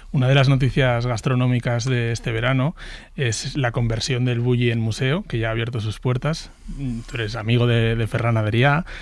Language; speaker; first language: Spanish; native; Spanish